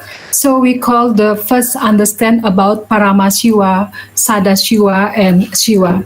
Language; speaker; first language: English; non-native, learner; Balinese